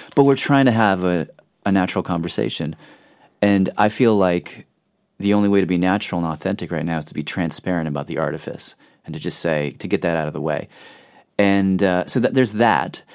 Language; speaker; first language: English; native; English